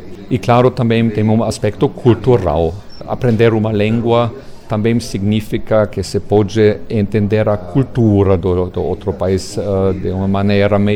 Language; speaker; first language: Portuguese; non-native, fluent; German